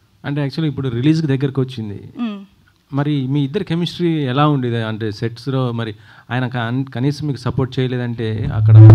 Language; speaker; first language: Telugu; native; Telugu